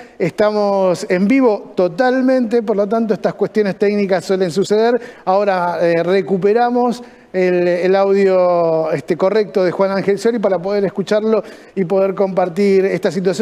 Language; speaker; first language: Spanish; native; Spanish